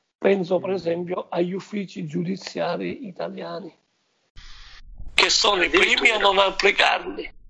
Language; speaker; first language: Italian; native; Italian